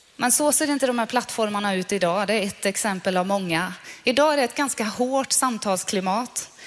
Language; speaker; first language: Swedish; non-native, fluent; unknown